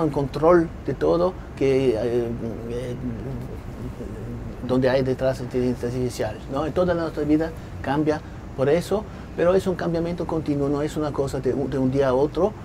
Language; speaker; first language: Spanish; non-native, fluent; German